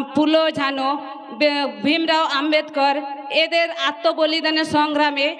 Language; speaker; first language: Bangla; non-native, local second language; Santali